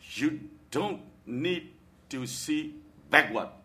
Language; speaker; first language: English; non-native, learner; Burmese